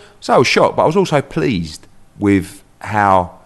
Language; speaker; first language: English; native; English